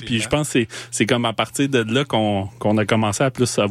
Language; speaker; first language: French; native; French